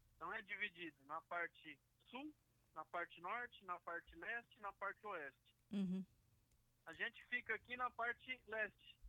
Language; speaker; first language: Portuguese; native; Portuguese